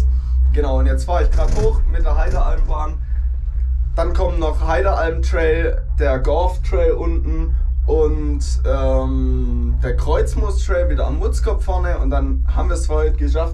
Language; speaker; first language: German; native; German